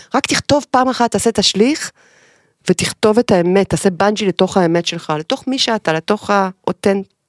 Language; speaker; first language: Hebrew; native; Hebrew